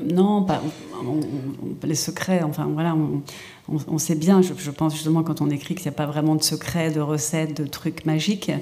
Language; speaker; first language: French; native; French